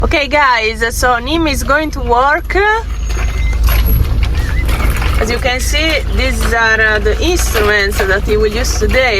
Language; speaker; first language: English; non-native, fluent; Italian